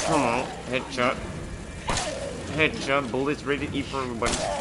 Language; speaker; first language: English; non-native, local second language; Spanish